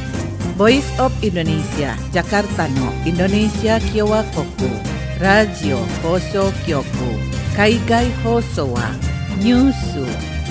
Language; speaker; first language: Japanese; non-native, fluent; Indonesian